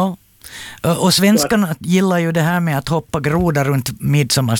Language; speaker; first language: Swedish; native; Swedish